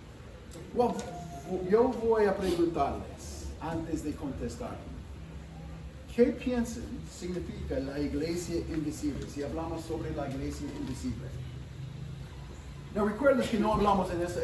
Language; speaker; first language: Spanish; non-native, fluent; English